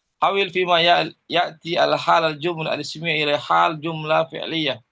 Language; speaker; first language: Arabic; non-native, fluent; Indonesian